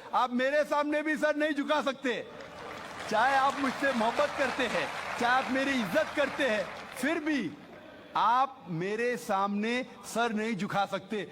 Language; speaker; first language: Hindi; non-native, local second language; Konkani